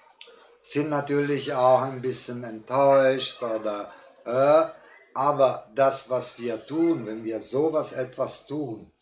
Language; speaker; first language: German; non-native, fluent; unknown